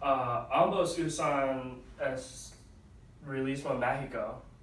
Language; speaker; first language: Spanish; non-native, learner; English